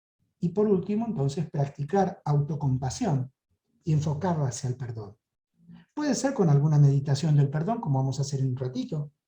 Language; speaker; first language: Spanish; native; Spanish